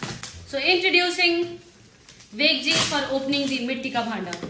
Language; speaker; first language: Hindi; native; Hindi